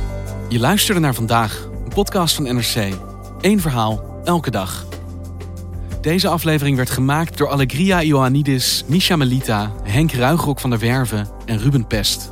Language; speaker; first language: Dutch; native; Dutch